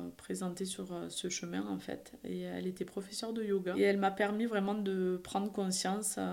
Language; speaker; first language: French; native; French